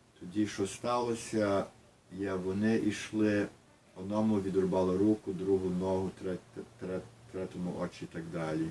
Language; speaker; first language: Ukrainian; early bilingual, heritage; Ukrainian